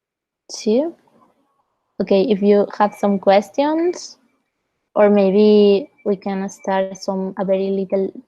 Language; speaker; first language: English; non-native, fluent; Spanish